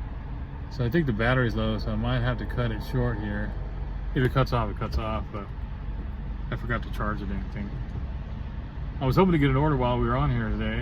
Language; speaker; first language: English; native; English